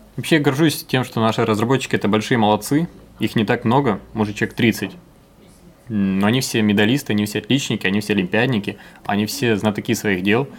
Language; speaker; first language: Russian; native; Russian